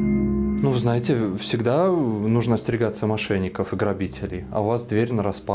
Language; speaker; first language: Russian; native; Russian